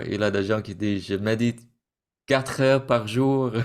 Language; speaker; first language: French; non-native, fluent; Vietnamese